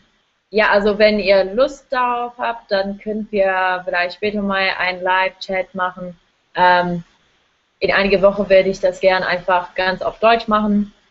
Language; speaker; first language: German; non-native, fluent; English